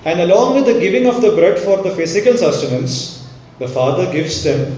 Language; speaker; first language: English; non-native, local second language; Malayalam